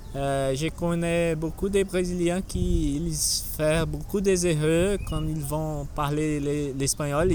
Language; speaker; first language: French; non-native, learner; Portuguese